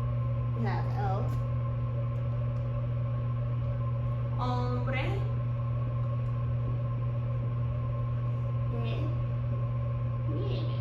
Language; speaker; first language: Spanish; non-native, fluent; English